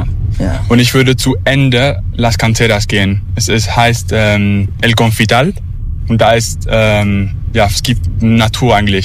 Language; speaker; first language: German; non-native, learner; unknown